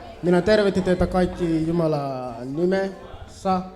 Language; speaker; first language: Finnish; early bilingual, other home language; Swahili